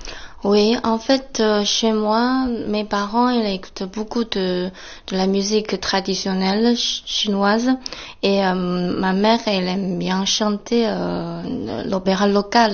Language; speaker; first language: French; non-native, fluent; Chinese